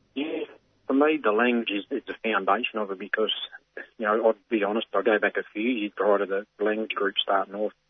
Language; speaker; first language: English; native; English